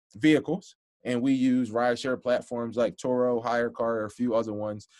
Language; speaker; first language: English; native; English